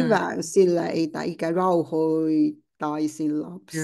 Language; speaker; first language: Finnish; non-native, learner; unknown